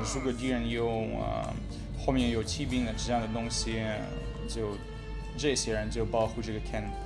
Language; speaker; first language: Chinese; non-native, learner; Russian